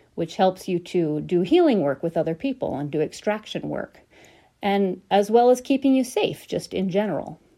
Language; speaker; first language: English; native; English